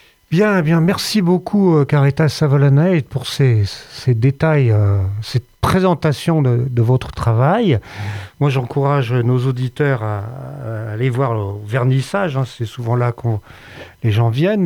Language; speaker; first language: French; native; French